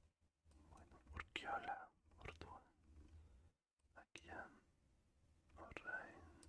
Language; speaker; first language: Basque; non-native, learner; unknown